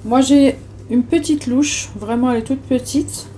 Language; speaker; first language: French; non-native, local second language; Arabic